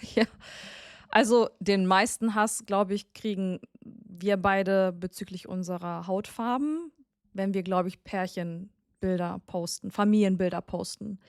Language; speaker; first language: German; native; German